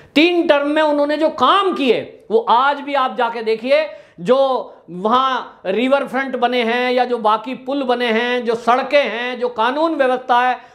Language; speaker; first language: Hindi; native; Hindi